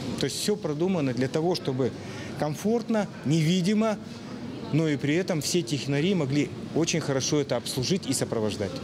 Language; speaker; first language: Russian; native; Russian